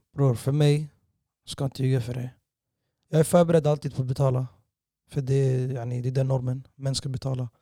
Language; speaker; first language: Swedish; early bilingual, other home language; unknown